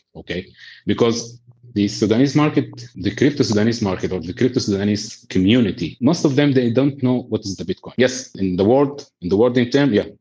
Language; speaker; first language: English; non-native, fluent; Arabic